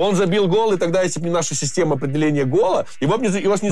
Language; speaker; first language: Russian; native; Russian